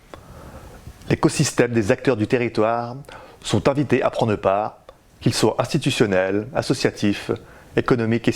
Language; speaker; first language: French; native; French